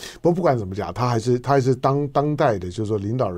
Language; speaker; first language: Chinese; native; Chinese